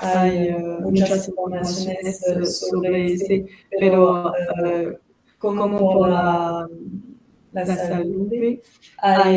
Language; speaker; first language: Spanish; non-native, learner; French